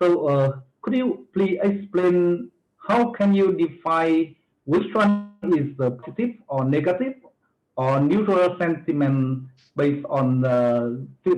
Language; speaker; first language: English; non-native, fluent; Vietnamese